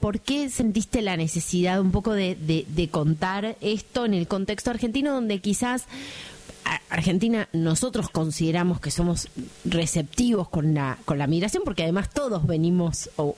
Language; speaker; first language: Spanish; native; Spanish